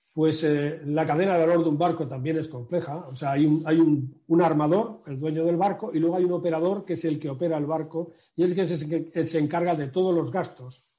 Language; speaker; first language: Spanish; native; Spanish